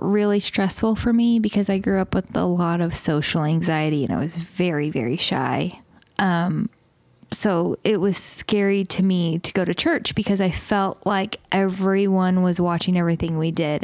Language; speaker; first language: English; native; English